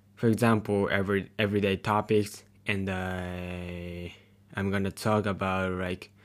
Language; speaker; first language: English; non-native, learner; Japanese